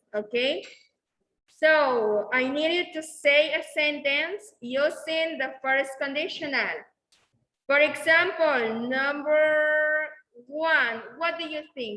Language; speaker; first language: English; non-native, fluent; Spanish